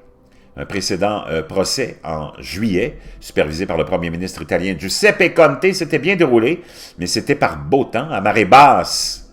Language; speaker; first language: French; native; French